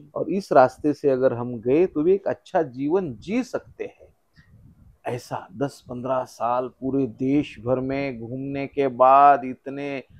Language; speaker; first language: Hindi; non-native, local second language; Marathi